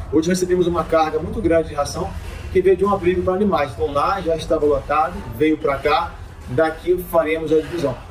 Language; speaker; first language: Portuguese; native; Portuguese